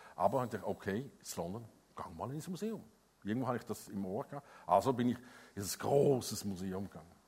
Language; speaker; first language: German; non-native, fluent; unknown